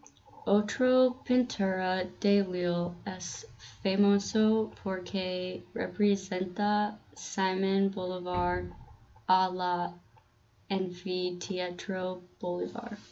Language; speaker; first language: Spanish; non-native, learner; English